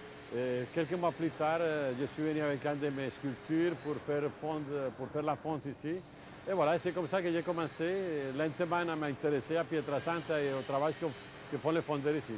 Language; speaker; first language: French; non-native, fluent; Spanish